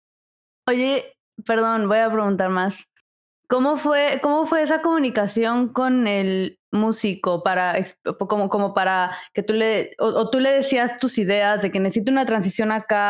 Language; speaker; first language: Spanish; native; Spanish